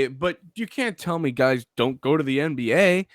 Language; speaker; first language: English; native; English